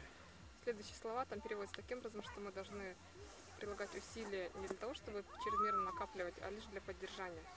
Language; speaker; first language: Russian; native; Russian